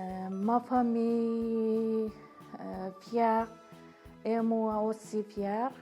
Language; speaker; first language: French; non-native, learner; Turkish